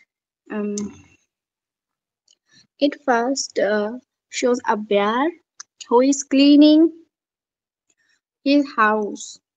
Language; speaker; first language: English; non-native, learner; Bangla